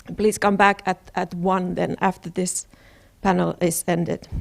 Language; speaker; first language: English; non-native, fluent; Finnish